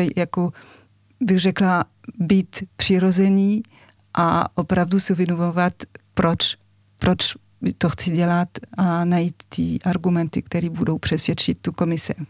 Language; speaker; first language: Czech; non-native, fluent; French